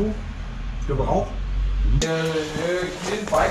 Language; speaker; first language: German; native; German